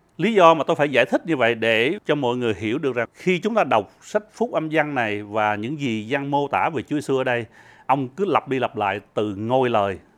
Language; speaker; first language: Vietnamese; early bilingual, heritage; Vietnamese